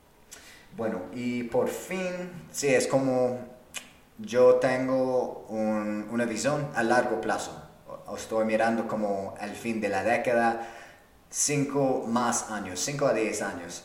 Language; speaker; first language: Spanish; non-native, fluent; English